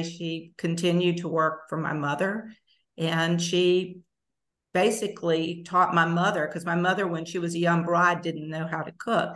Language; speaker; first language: English; native; English